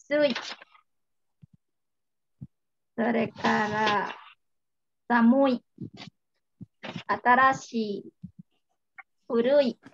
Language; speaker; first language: Japanese; non-native, fluent; Indonesian